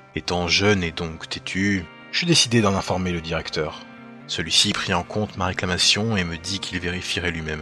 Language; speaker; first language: French; native; French